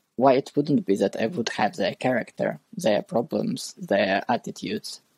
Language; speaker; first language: English; non-native, fluent; Russian